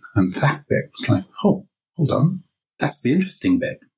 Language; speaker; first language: English; native; English